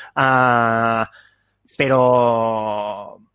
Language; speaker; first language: Spanish; native; Spanish